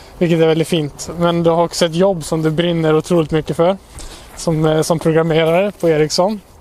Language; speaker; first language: Swedish; native; Swedish